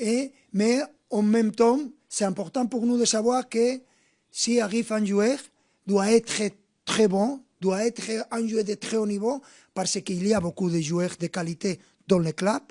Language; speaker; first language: French; non-native, fluent; Spanish